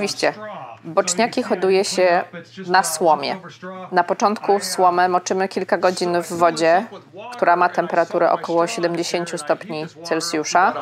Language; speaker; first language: Polish; native; Polish